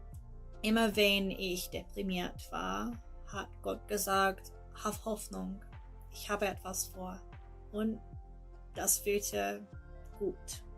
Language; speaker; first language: German; non-native, learner; English